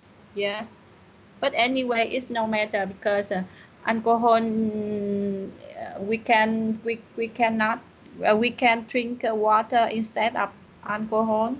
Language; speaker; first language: English; non-native, learner; Vietnamese